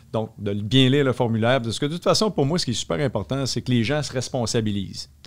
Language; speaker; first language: French; native; French